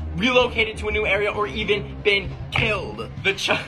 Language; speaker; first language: English; native; English